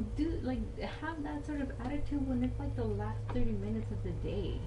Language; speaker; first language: English; native; English